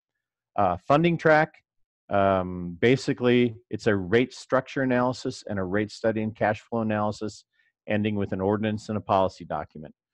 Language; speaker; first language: English; native; English